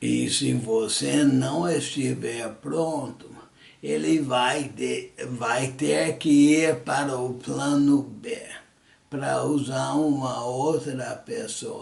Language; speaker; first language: Portuguese; early bilingual, other home language; English